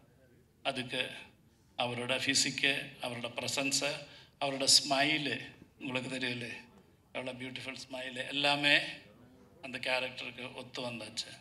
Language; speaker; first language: Tamil; non-native, learner; Malayalam